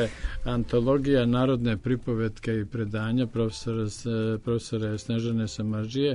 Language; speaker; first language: Serbian; native; Serbian